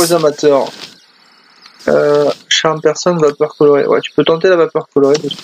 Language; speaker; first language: French; native; French